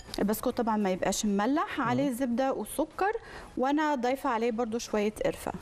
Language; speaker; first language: Arabic; early bilingual, heritage; English